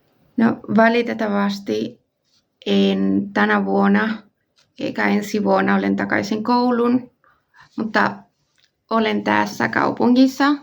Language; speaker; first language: Finnish; non-native, fluent; Spanish